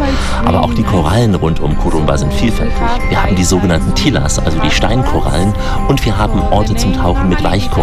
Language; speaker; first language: German; native; German